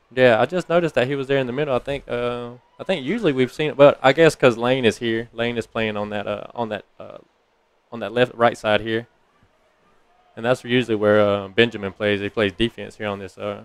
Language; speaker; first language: English; early bilingual, other home language; Spanish